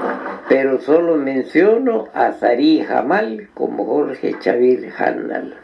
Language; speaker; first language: Spanish; native; Spanish